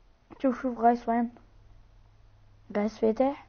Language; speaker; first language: Arabic; native; Arabic